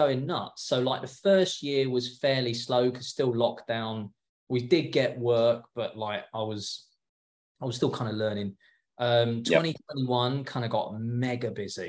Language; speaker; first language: English; native; English